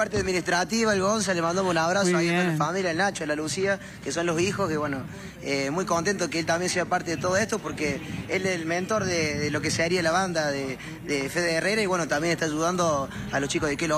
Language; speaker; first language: Spanish; native; Spanish